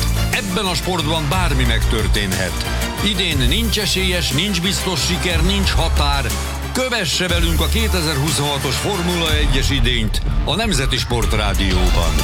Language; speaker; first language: Hungarian; native; Hungarian